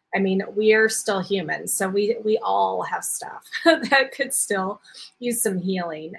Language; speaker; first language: English; native; English